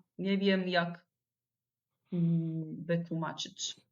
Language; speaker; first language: Polish; non-native, learner; Italian